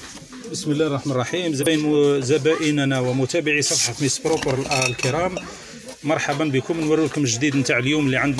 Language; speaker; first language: Arabic; native; Arabic